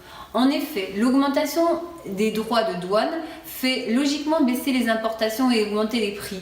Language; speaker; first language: French; native; French